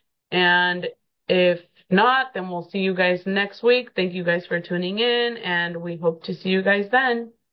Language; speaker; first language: English; early bilingual, other home language; Spanish